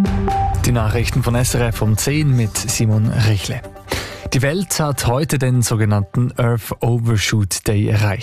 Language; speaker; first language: German; native; German